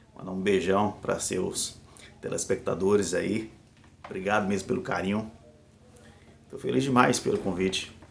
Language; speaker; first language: Portuguese; native; Portuguese